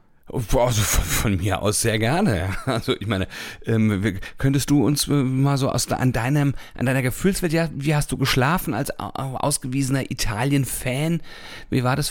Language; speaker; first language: German; native; German